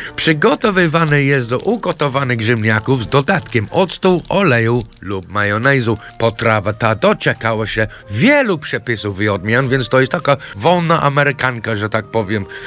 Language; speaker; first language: Polish; non-native, fluent; English